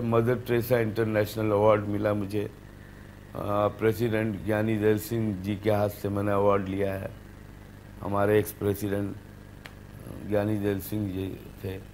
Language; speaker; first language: Hindi; non-native, local second language; Urdu